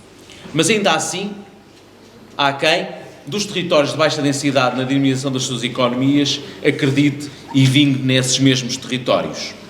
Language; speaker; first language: Portuguese; native; Portuguese